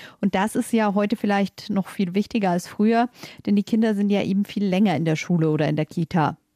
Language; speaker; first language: German; native; German